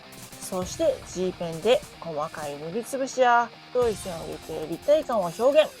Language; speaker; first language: Japanese; native; Japanese